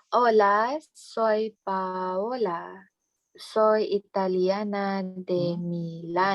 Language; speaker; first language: Spanish; non-native, learner; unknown